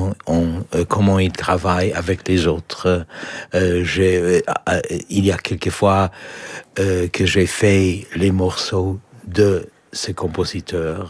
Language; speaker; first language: French; non-native, learner; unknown